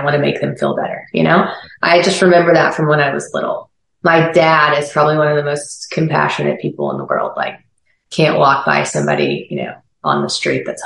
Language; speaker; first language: English; native; English